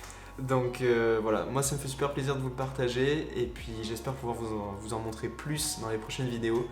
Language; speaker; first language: French; native; French